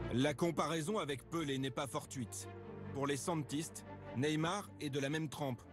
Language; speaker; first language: French; native; French